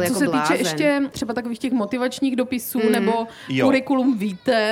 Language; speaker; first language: Czech; native; Czech